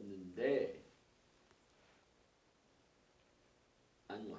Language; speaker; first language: Korean; non-native, learner; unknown